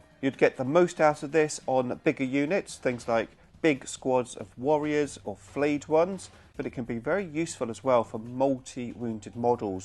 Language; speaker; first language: English; native; English